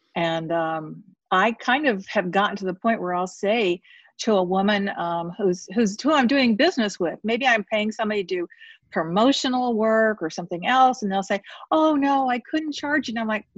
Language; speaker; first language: English; native; English